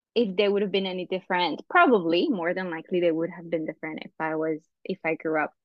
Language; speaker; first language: English; non-native, fluent; Spanish